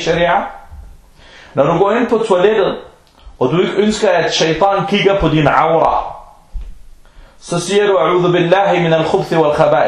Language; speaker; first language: Danish; non-native, local second language; Arabic